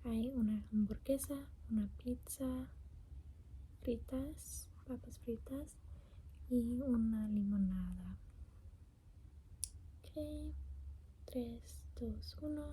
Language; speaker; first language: Spanish; non-native, learner; English